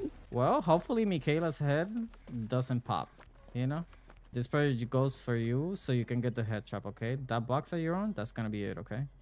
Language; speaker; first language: English; native; English